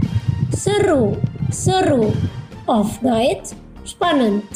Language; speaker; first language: German; non-native, fluent; Indonesian